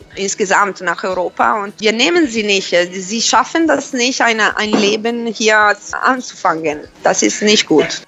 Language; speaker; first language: German; non-native, fluent; Italian